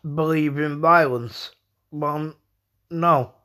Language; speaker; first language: English; native; English